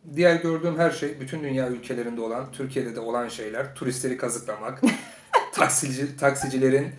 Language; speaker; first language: Turkish; native; Turkish